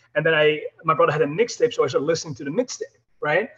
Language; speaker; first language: English; non-native, fluent; Dutch